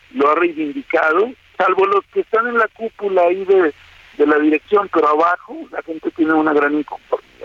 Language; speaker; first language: Spanish; native; Spanish